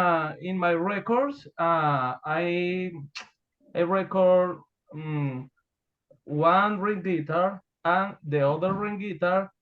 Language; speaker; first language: English; non-native, learner; Spanish